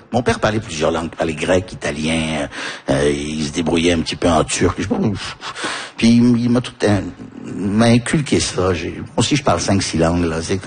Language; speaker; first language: French; native; French